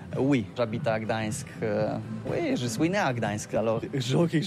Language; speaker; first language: French; non-native, learner; Polish